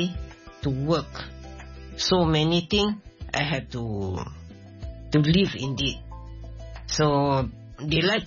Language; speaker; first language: English; non-native, local second language; Min Nan Chinese